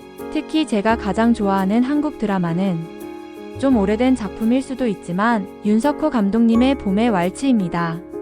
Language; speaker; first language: Korean; non-native, fluent; Japanese